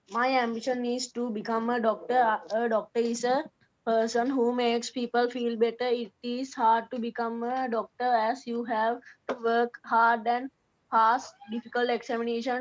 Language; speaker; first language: English; non-native, learner; Sinhala